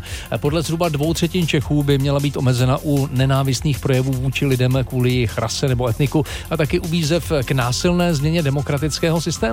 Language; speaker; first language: Czech; native; Czech